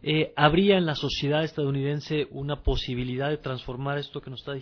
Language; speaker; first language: Spanish; native; Spanish